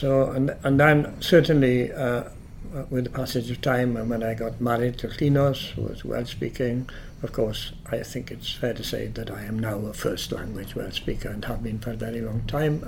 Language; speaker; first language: English; native; English